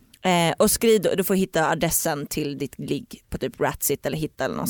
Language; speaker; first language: Swedish; native; Swedish